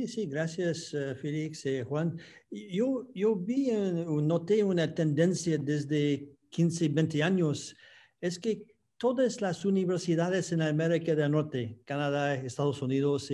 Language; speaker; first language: Spanish; non-native, fluent; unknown